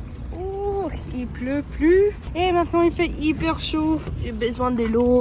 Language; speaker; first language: French; non-native, fluent; English